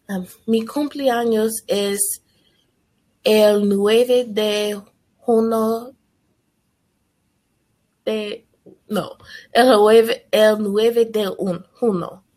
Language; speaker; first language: Spanish; non-native, learner; English